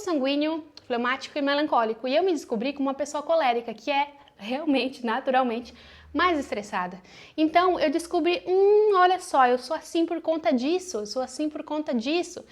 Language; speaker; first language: Portuguese; native; Portuguese